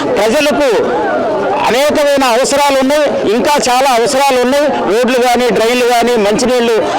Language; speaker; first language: Telugu; native; Telugu